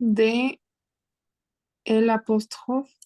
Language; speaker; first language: French; non-native, learner; Spanish